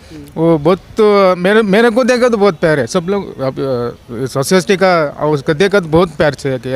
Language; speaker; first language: Hindi; non-native, local second language; Kannada